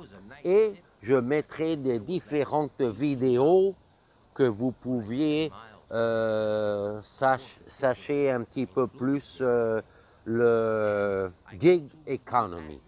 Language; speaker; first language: French; non-native, fluent; English